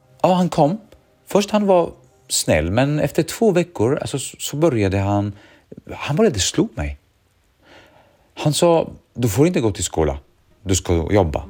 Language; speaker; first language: Swedish; early bilingual, other home language; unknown